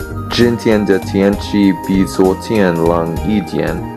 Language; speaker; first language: Chinese; non-native, learner; English